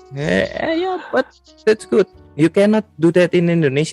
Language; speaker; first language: English; non-native, learner; Indonesian